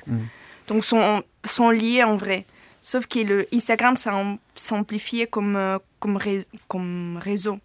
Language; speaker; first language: French; non-native, fluent; Italian